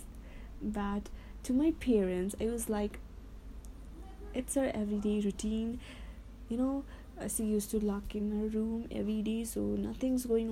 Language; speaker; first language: English; non-native, local second language; Nepali